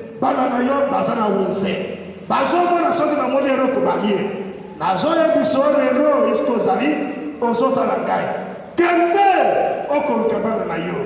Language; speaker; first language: Lingala; non-native, fluent; Igbo